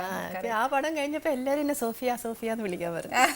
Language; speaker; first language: Malayalam; non-native, fluent; Telugu